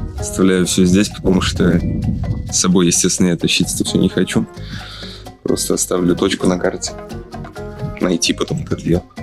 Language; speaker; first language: Russian; native; Russian